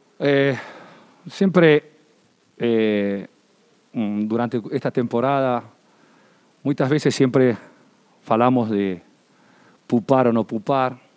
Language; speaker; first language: Portuguese; non-native, learner; Spanish